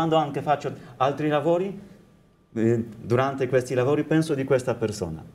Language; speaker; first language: Italian; non-native, learner; Polish